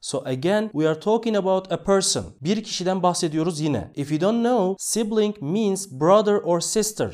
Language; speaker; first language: English; non-native, fluent; Turkish